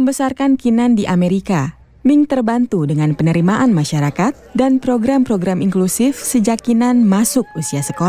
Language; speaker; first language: Indonesian; native; Indonesian